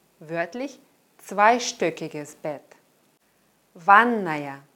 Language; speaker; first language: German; non-native, fluent; Russian